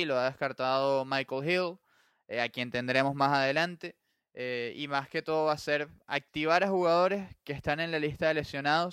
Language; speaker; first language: Spanish; native; Spanish